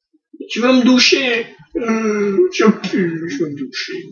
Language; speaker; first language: French; native; French